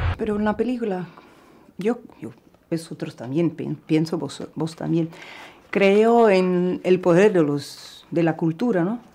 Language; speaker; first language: Spanish; non-native, learner; Portuguese